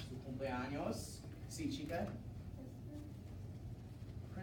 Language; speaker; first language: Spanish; non-native, learner; English